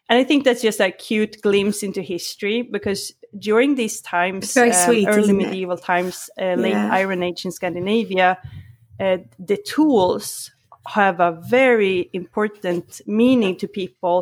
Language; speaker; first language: English; non-native, fluent; Swedish